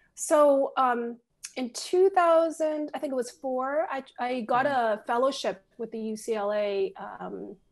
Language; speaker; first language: English; native; English